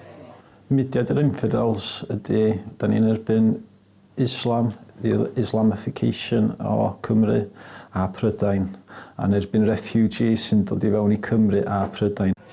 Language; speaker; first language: Welsh; native; Welsh